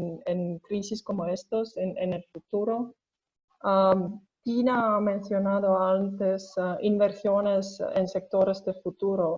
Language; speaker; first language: Spanish; non-native, fluent; Estonian